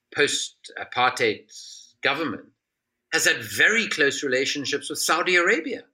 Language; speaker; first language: English; native; English